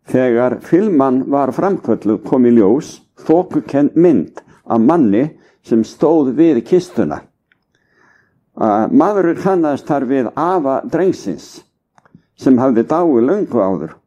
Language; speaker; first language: Icelandic; native; Icelandic